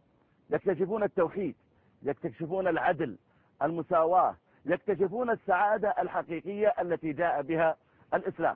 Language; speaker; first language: Arabic; native; Arabic